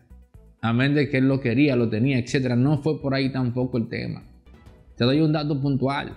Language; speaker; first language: Spanish; native; Spanish